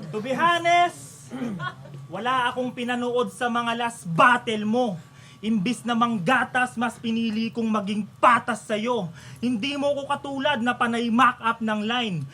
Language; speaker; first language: Filipino; non-native, local second language; Pampanga